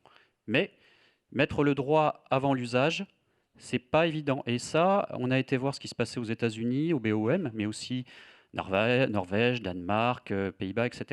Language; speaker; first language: French; native; French